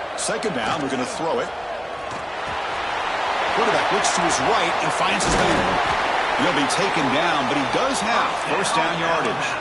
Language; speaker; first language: English; native; English